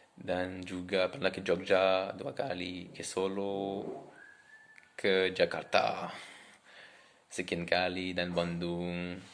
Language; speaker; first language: Indonesian; non-native, fluent; French